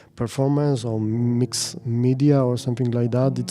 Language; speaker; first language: English; non-native, fluent; Polish